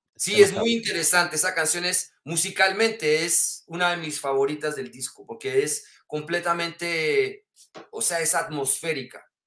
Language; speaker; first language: Spanish; early bilingual, heritage; French